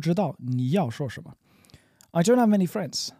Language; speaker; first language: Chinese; non-native, learner; English